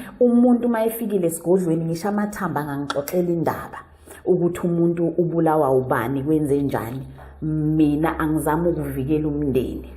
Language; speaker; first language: Zulu; native; Zulu